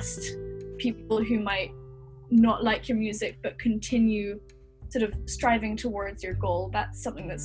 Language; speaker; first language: English; native; English